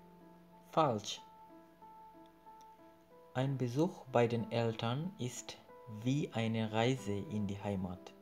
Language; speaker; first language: German; non-native, fluent; Bangla